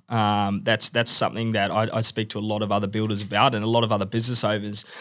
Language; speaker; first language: English; native; English